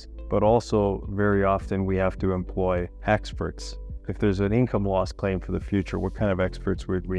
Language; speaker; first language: English; native; English